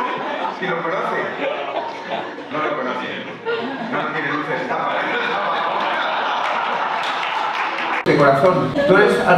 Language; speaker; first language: Spanish; native; Spanish